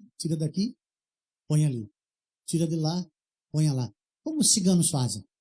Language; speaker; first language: Portuguese; native; Portuguese